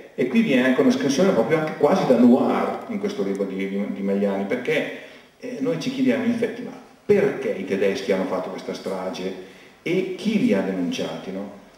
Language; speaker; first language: Italian; native; Italian